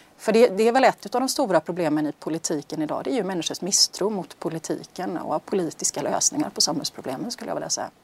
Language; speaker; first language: Swedish; native; Swedish